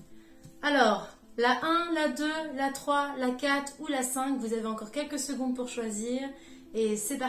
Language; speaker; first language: French; native; French